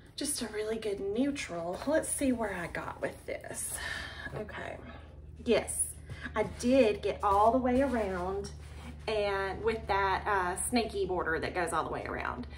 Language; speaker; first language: English; native; English